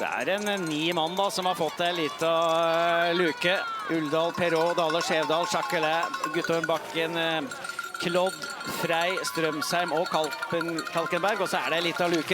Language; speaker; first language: Norwegian; native; Norwegian